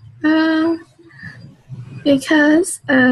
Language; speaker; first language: English; non-native, learner; Vietnamese